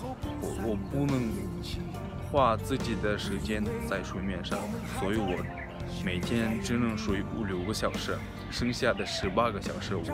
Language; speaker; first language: Chinese; non-native, fluent; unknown